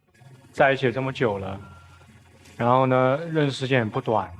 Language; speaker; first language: Chinese; native; Chinese